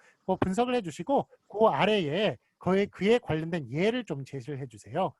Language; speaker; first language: Korean; native; Korean